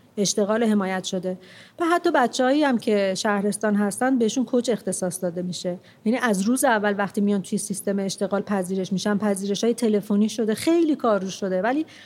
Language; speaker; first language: Persian; non-native, local second language; Armenian